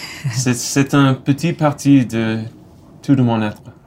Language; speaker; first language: French; non-native, learner; English